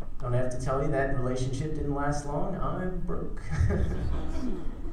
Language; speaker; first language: English; native; English